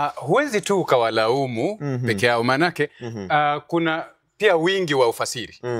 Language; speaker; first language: Swahili; non-native, local second language; Luo (Kenya and Tanzania)